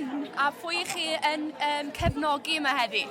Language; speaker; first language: Welsh; native; Welsh